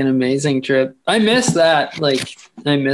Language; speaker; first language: English; native; English